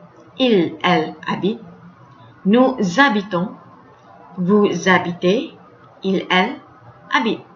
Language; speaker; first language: French; non-native, fluent; Malay